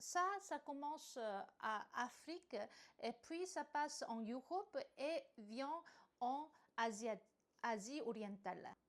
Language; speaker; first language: French; non-native, learner; Korean